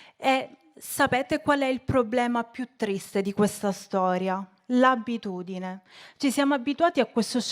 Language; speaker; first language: Italian; native; Italian